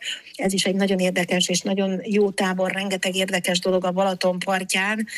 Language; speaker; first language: Hungarian; native; Hungarian